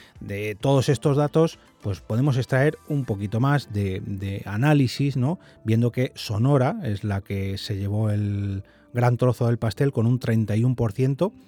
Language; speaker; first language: Spanish; native; Spanish